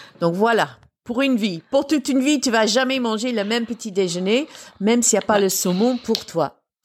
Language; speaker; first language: French; non-native, fluent; English